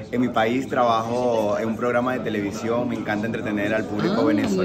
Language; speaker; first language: Spanish; native; Spanish